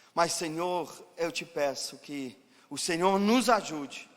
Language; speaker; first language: Portuguese; non-native, fluent; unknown